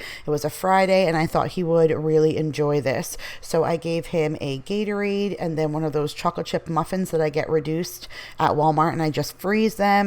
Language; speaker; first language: English; native; English